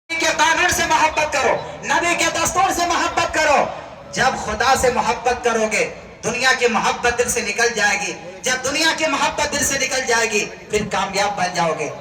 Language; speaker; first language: Urdu; native; Urdu